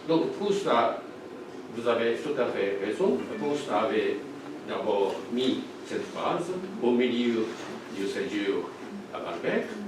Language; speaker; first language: French; non-native, fluent; Japanese